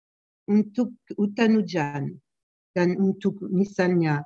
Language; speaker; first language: Indonesian; non-native, learner; French